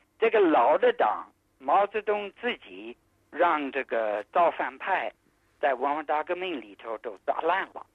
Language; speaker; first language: Chinese; non-native, fluent; English